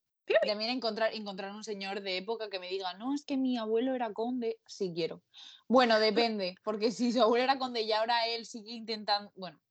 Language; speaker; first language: Spanish; native; Spanish